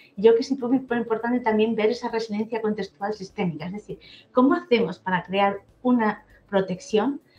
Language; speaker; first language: Spanish; native; Spanish